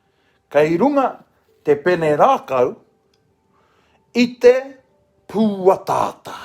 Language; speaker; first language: Māori; non-native, local second language; English